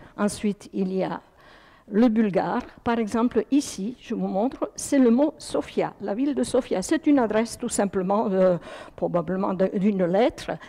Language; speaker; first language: French; early bilingual, other home language; Croatian